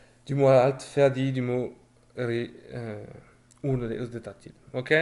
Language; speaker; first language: Norwegian; non-native, fluent; French